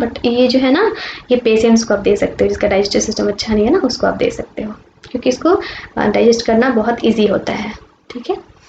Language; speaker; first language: Hindi; native; Hindi